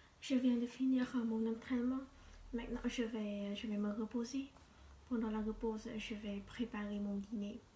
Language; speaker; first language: French; non-native, learner; Vietnamese